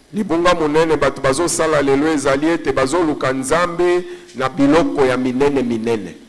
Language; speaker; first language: Lingala; native; Lingala